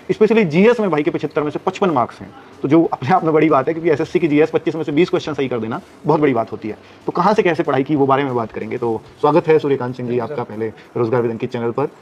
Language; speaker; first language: Hindi; native; Hindi